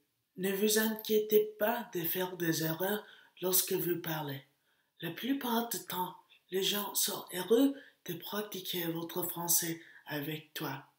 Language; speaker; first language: French; non-native, learner; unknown